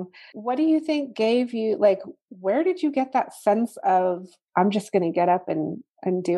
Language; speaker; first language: English; native; English